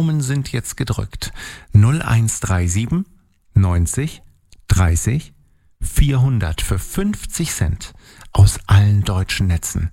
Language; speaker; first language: German; native; German